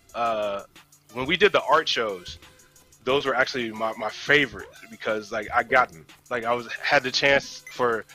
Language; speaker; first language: English; native; English